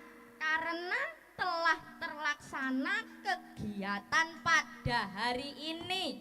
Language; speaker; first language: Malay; non-native, local second language; Javanese